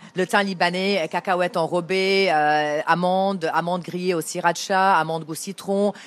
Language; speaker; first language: French; non-native, local second language; Arabic